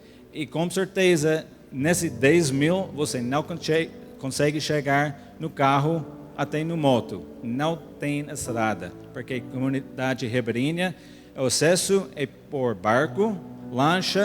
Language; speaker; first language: Portuguese; non-native, fluent; English